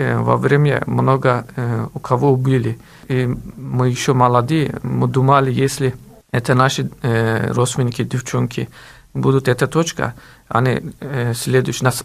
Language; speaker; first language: Russian; non-native, learner; Turkish